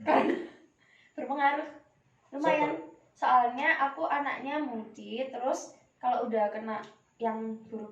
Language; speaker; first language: Indonesian; native; Indonesian